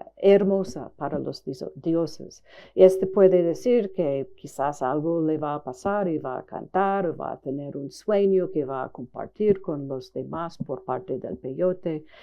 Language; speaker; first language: Spanish; non-native, fluent; English